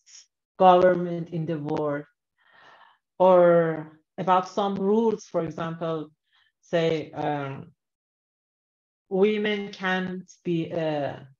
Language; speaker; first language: English; non-native, learner; Persian